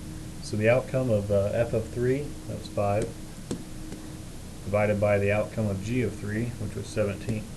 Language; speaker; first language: English; native; English